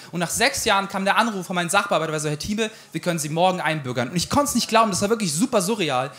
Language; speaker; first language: German; early bilingual, other home language; Ukrainian